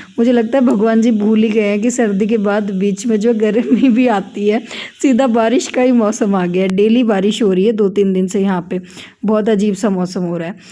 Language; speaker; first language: Hindi; native; Hindi